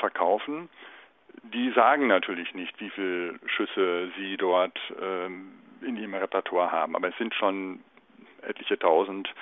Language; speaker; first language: German; native; German